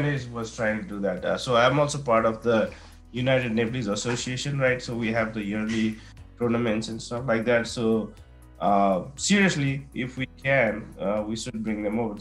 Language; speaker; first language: English; non-native, local second language; Nepali